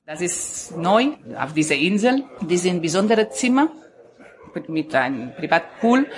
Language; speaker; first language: German; non-native, learner; Spanish